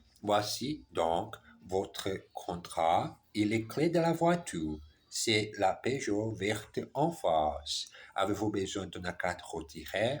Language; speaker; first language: French; non-native, learner; German